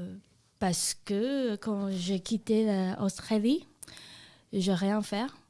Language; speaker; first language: French; non-native, learner; Chinese